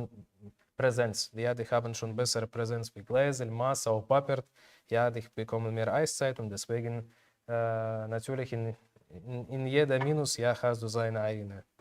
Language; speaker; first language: German; non-native, learner; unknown